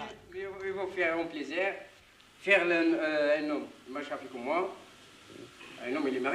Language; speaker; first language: French; non-native, learner; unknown